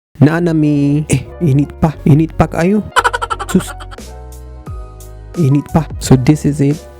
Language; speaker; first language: Cebuano; non-native, learner; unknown